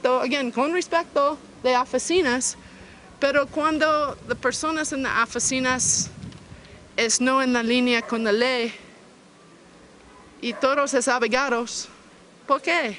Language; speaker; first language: Spanish; non-native, learner; English